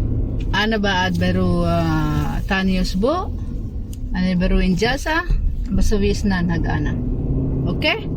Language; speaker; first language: Arabic; non-native, learner; Filipino